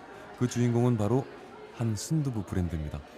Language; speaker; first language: Korean; native; Korean